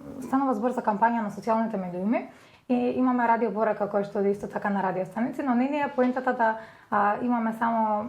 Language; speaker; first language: Macedonian; native; Macedonian